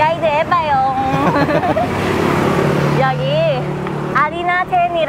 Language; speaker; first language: Korean; non-native, fluent; Thai